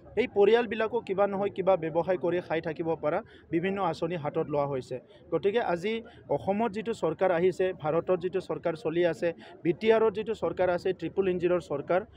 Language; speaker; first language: Assamese; non-native, local second language; Bodo